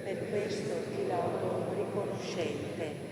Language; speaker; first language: Italian; native; Italian